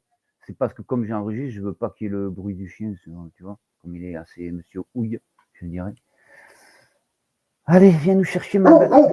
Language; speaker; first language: French; native; French